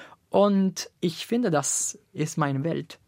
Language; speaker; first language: German; non-native, fluent; Italian